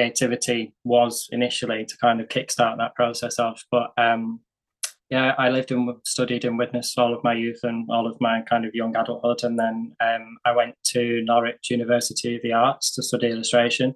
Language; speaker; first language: English; native; English